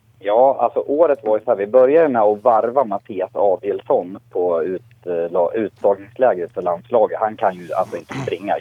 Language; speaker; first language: Swedish; native; Swedish